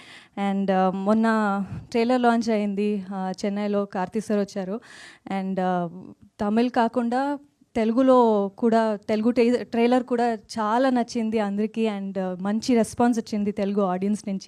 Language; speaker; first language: Telugu; non-native, fluent; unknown